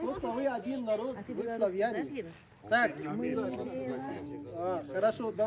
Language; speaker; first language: Russian; non-native, fluent; Arabic